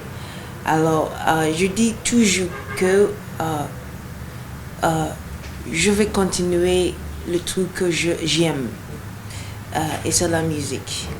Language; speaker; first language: French; non-native, learner; Yoruba